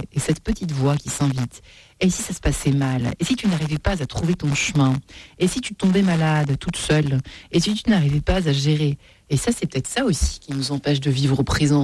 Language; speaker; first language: French; native; French